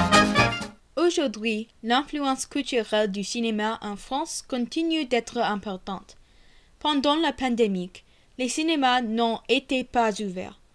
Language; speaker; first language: French; non-native, learner; English